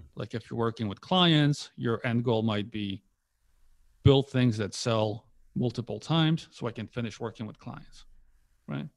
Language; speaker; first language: English; early bilingual, other home language; Polish